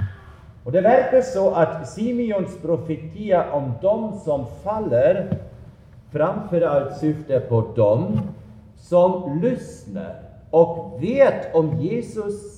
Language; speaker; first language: Swedish; non-native, fluent; German